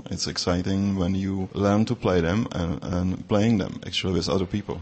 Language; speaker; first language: English; non-native, fluent; Czech